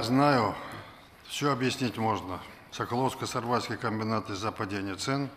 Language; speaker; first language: Russian; non-native, local second language; Kazakh